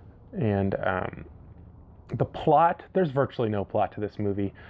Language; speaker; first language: English; native; English